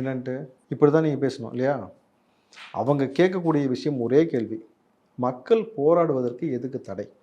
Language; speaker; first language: Tamil; native; Tamil